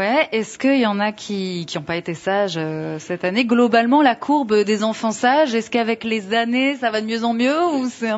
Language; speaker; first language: French; native; French